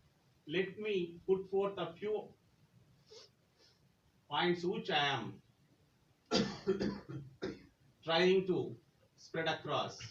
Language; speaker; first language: English; non-native, local second language; Telugu